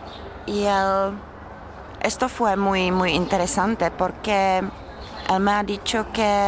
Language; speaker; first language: Spanish; non-native, learner; Czech